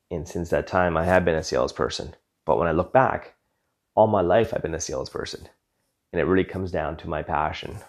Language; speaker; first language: English; native; English